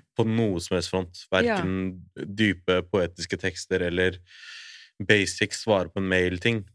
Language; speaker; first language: Norwegian; early bilingual, other home language; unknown